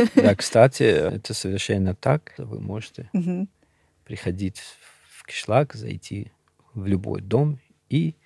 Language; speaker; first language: Russian; non-native, local second language; Shughni